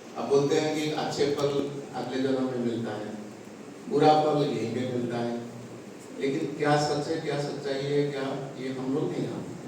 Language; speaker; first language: Hindi; non-native, local second language; Odia